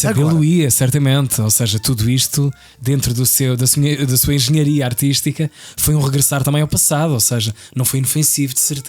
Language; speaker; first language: Portuguese; native; Portuguese